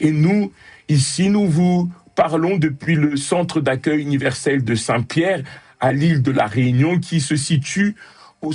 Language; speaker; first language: French; native; French